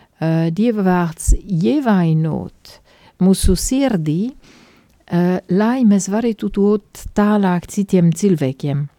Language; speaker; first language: Latvian; non-native, fluent; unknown